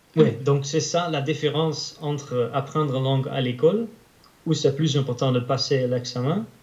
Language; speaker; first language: French; non-native, learner; Dutch